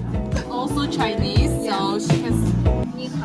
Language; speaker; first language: English; non-native, learner; French